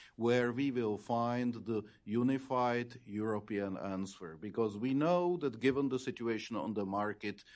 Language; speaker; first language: English; non-native, fluent; Czech